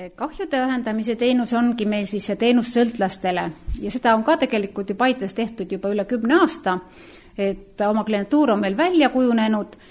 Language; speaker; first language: Estonian; native; Estonian